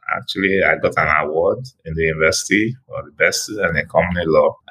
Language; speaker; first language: English; non-native, local second language; Igbo